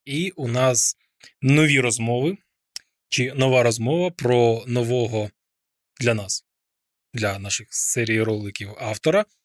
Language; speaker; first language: Ukrainian; native; Ukrainian